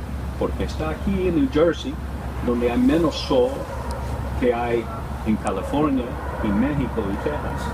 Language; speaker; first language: Spanish; non-native, fluent; English